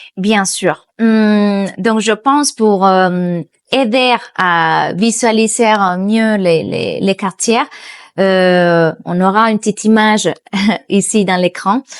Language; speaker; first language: French; non-native, fluent; Spanish